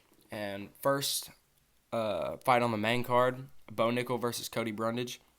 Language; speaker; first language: English; native; English